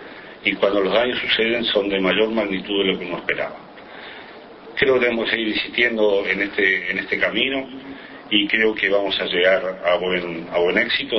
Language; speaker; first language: Spanish; native; Spanish